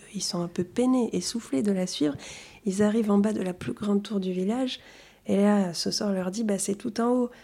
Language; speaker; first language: French; early bilingual, other home language; Arabic